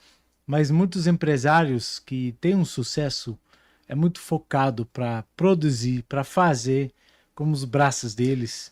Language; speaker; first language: Portuguese; non-native, fluent; Dutch